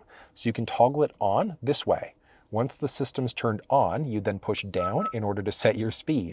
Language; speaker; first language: English; native; English